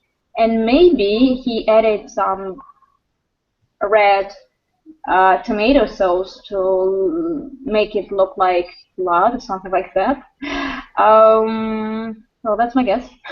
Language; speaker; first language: English; non-native, fluent; Russian